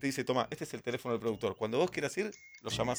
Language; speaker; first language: Spanish; native; Spanish